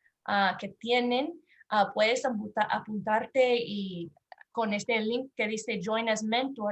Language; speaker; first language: Spanish; non-native, learner; English